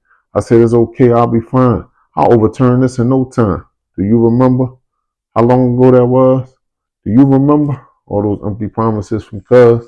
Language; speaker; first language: English; native; English